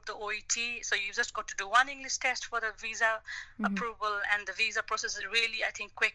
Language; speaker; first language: English; non-native, local second language; Nepali